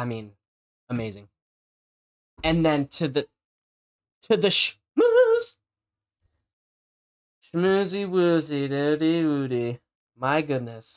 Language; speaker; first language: English; native; English